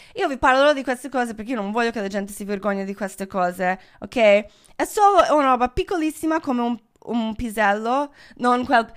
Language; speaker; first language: Italian; non-native, fluent; English